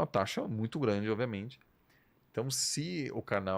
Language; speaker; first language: Portuguese; non-native, fluent; German